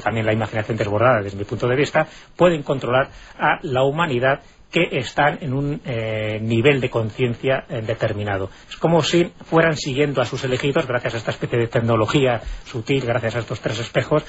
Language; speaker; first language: Spanish; native; Spanish